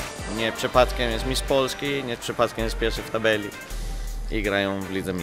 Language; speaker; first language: Polish; non-native, fluent; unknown